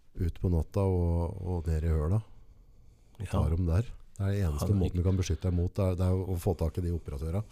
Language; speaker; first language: Norwegian; native; Norwegian